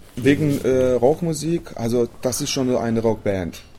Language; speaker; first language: German; non-native, fluent; Romanian